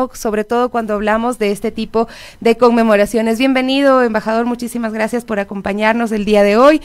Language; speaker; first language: Spanish; native; Spanish